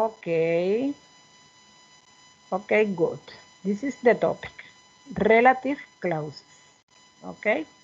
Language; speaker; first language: English; non-native, learner; Spanish